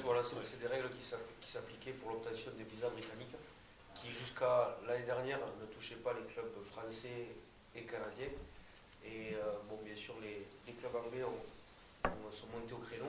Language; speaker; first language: French; native; French